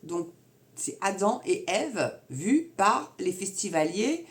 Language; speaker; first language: French; native; French